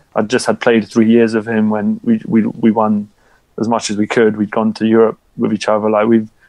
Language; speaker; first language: English; early bilingual, other home language; Albanian